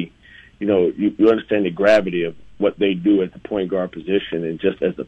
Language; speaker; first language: English; native; English